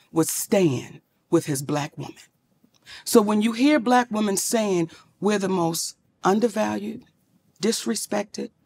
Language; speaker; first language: English; native; English